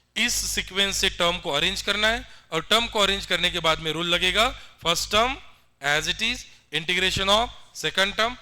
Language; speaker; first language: Hindi; non-native, local second language; Marathi